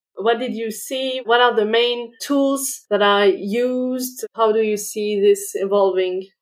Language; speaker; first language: English; non-native, fluent; French